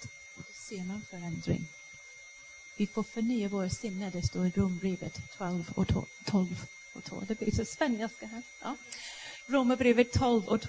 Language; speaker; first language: Swedish; non-native, fluent; English